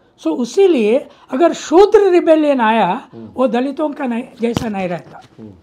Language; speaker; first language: Hindi; non-native, local second language; Telugu